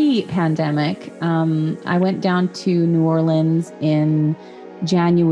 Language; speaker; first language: English; native; English